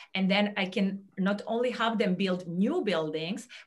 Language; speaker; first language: English; non-native, fluent; Serbian